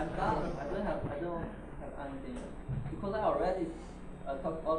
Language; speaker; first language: English; non-native, learner; Chinese